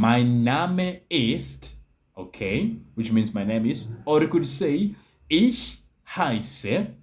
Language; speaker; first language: German; non-native, learner; English